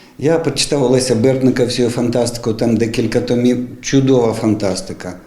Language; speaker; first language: Ukrainian; non-native, local second language; Russian